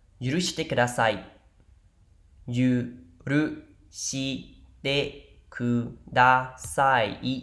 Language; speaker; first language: Japanese; non-native, fluent; Khmer